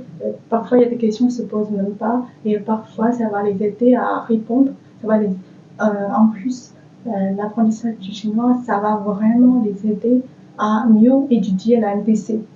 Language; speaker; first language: French; non-native, fluent; Chinese